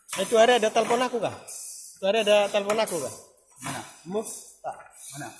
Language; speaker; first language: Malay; non-native, local second language; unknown